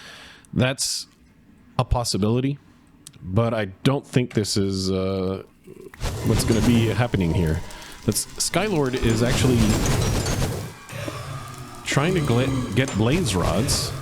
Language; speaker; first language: English; native; English